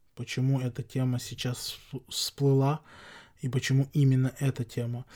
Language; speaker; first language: Russian; non-native, local second language; Chechen